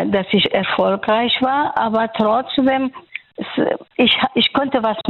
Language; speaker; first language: German; non-native, fluent; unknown